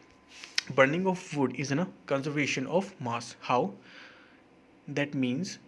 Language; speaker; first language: English; non-native, local second language; Hindi